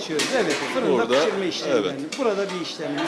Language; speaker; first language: Turkish; native; Turkish